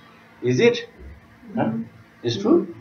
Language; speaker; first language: English; non-native, learner; Tibetan